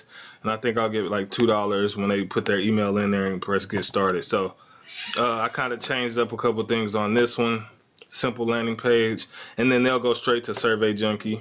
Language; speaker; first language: English; native; English